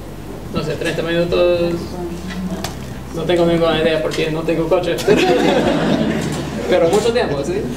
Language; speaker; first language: Spanish; non-native, fluent; English